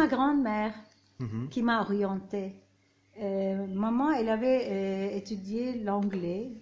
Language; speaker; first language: French; non-native, fluent; Turkish